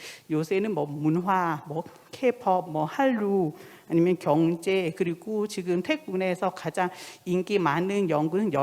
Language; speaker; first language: Korean; non-native, fluent; Thai